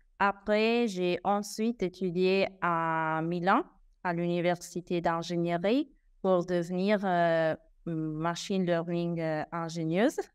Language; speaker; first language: French; non-native, fluent; Italian